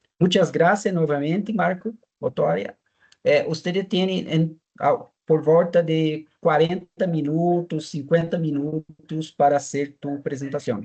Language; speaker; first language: Spanish; non-native, fluent; Portuguese